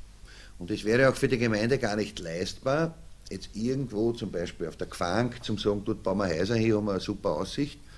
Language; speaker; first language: German; native; German